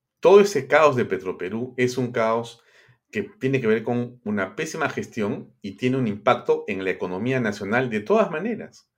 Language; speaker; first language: Spanish; native; Spanish